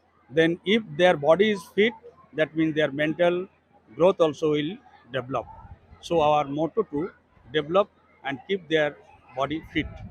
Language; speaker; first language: English; non-native, local second language; Bangla